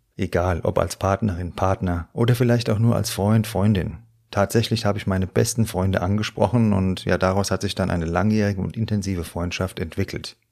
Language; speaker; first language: German; native; German